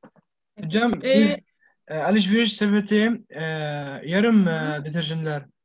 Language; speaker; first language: Turkish; non-native, learner; Arabic